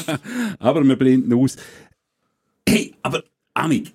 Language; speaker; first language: German; native; German